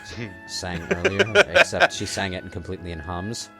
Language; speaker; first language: English; native; English